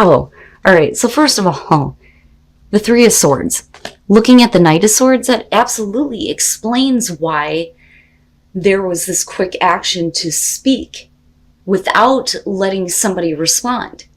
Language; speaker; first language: English; native; English